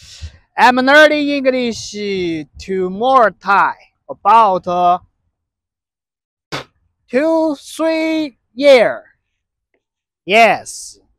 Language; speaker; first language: English; non-native, learner; Chinese